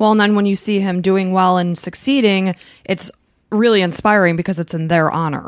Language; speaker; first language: English; native; English